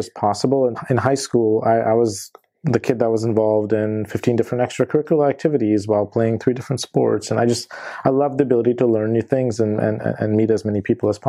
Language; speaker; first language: English; native; English